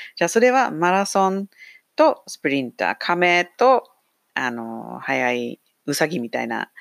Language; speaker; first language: Japanese; non-native, fluent; English